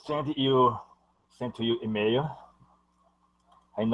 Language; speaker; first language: English; non-native, learner; Portuguese